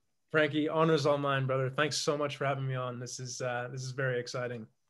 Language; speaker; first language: English; native; English